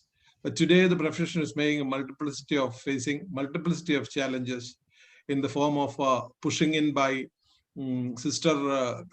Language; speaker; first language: English; non-native, local second language; Malayalam